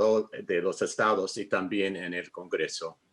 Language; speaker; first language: Spanish; non-native, fluent; English